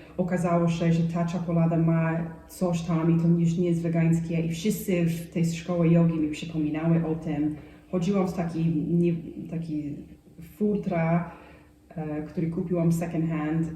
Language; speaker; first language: Polish; non-native, fluent; English